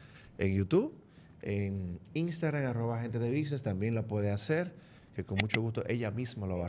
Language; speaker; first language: Spanish; native; Spanish